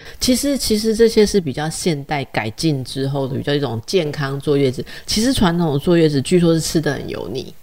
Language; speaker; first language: Chinese; native; Chinese